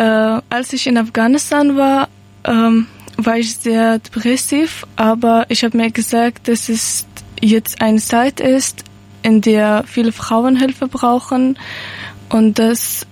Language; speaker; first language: German; non-native, learner; Persian